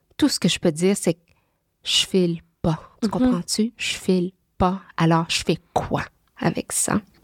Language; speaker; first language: French; early bilingual, other home language; Vietnamese